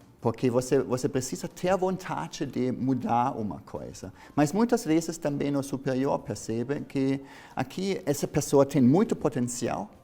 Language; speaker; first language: Portuguese; non-native, fluent; German